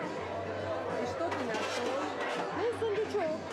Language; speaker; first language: Russian; native; Russian